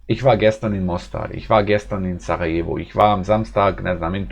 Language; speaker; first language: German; non-native, fluent; Bosnian